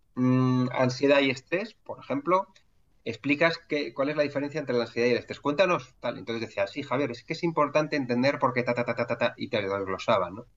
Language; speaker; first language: Spanish; native; Spanish